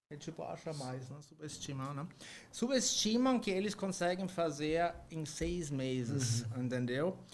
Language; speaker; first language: Portuguese; non-native, fluent; German